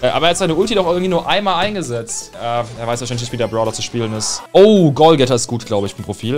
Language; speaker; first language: German; native; German